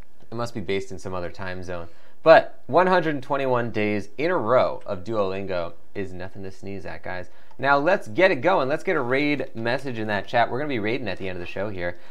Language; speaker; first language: English; native; English